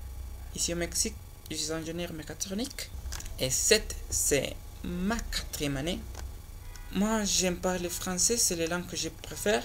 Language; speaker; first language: French; non-native, learner; Spanish